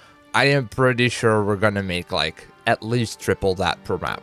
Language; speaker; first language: English; native; English